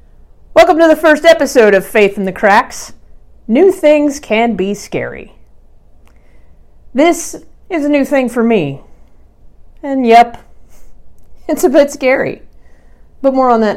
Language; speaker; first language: English; native; English